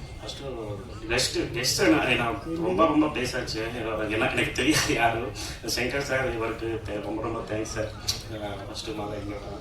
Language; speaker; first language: Tamil; non-native, learner; Telugu